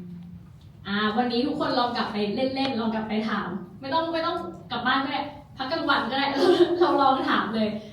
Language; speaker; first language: Thai; native; Thai